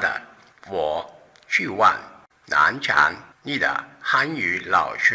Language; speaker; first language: Chinese; non-native, fluent; Portuguese